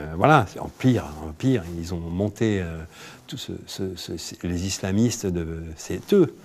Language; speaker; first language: French; native; French